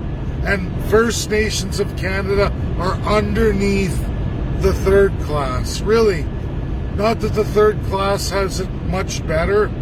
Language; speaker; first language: English; native; English